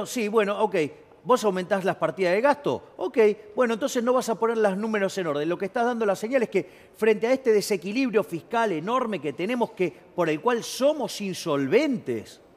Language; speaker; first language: Spanish; native; Spanish